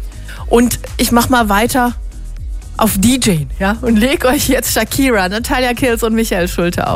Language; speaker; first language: German; native; German